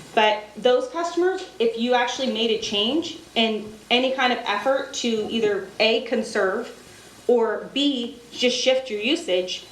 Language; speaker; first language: English; native; English